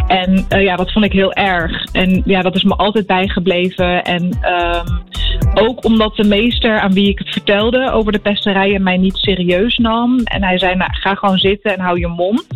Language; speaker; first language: Dutch; early bilingual, other home language; Arabic